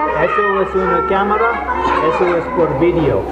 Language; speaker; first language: Spanish; non-native, learner; English